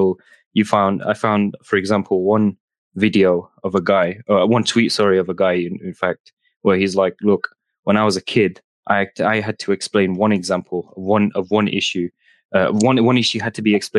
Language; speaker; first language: English; native; English